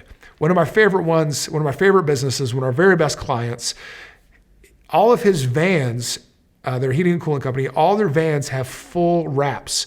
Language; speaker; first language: English; native; English